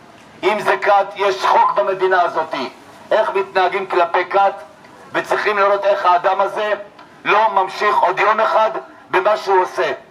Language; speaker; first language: Hebrew; non-native, fluent; Amharic